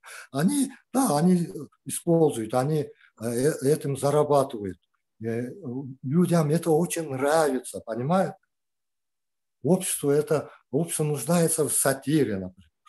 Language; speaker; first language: Russian; non-native, local second language; Kyrgyz